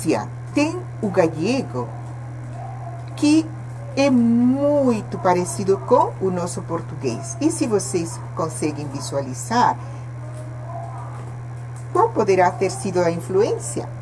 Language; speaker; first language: Portuguese; non-native, fluent; Spanish